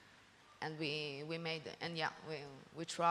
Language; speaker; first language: English; non-native, learner; Italian